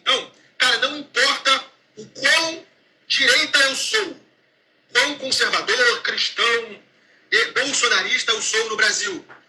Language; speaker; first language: Portuguese; native; Portuguese